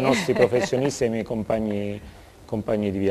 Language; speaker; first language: Italian; native; Italian